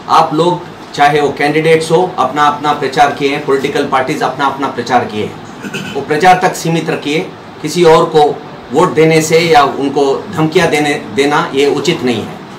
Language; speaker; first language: Hindi; non-native, local second language; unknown